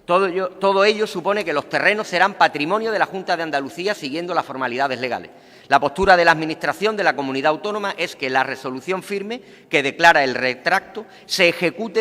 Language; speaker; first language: Spanish; native; Spanish